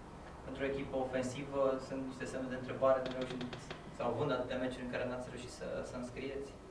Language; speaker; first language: Romanian; native; Romanian